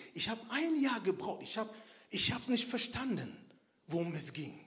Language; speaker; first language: German; non-native, fluent; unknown